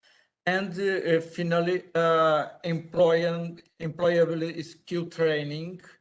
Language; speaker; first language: English; non-native, learner; Portuguese